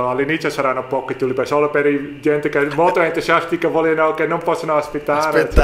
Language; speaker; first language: Italian; non-native, learner; Dutch